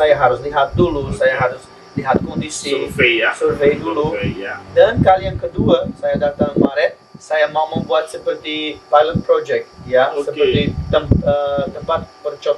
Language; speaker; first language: Indonesian; non-native, learner; Spanish